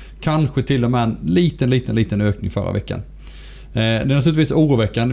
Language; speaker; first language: Swedish; native; Swedish